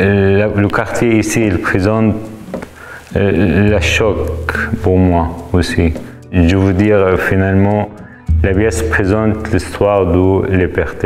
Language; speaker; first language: French; non-native, fluent; Arabic